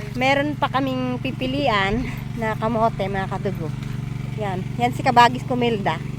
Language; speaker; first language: Filipino; non-native, local second language; Iloko